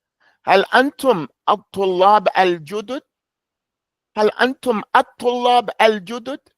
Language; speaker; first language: Arabic; non-native, fluent; English